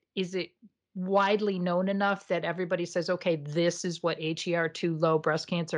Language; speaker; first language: English; native; English